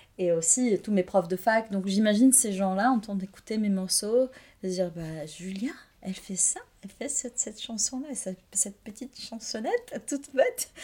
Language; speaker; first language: French; non-native, fluent; Portuguese